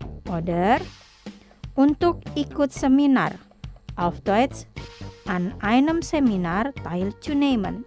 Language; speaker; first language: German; non-native, fluent; Indonesian